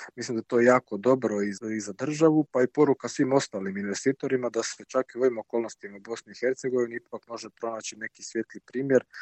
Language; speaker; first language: Croatian; native; Croatian